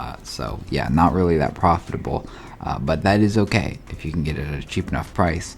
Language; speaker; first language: English; native; English